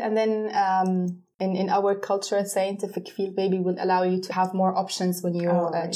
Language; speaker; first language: English; non-native, fluent; Arabic